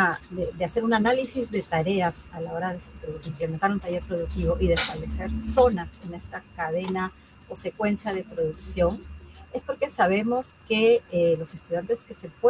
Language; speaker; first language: Spanish; native; Spanish